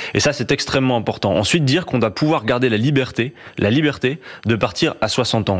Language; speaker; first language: French; native; French